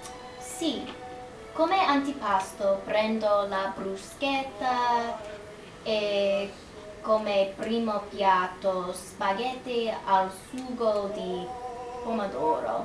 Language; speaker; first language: Italian; non-native, learner; English